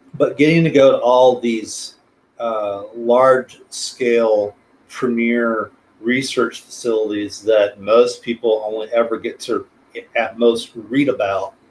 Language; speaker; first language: English; native; English